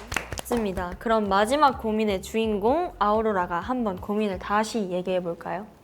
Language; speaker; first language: Korean; native; Korean